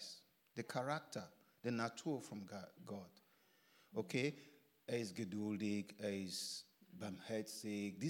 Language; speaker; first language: German; non-native, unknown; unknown